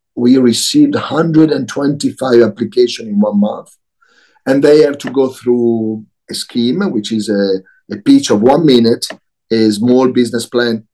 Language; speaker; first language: English; non-native, fluent; Italian